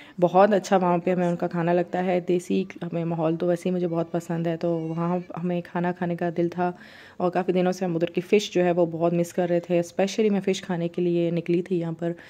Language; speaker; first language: Urdu; native; Urdu